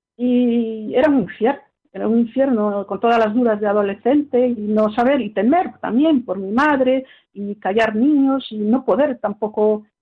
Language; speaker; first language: Spanish; early bilingual, heritage; French